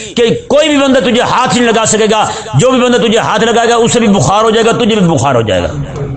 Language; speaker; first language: Urdu; non-native, local second language; Punjabi